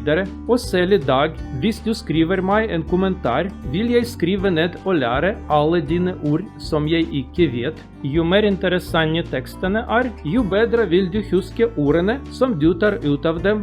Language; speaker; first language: Norwegian; non-native, learner; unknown